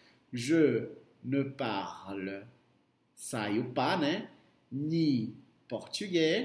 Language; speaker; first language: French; non-native, fluent; Portuguese